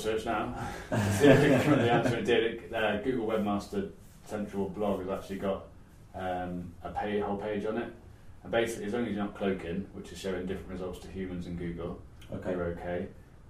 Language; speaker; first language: English; native; English